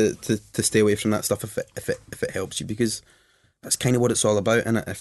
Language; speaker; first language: English; native; English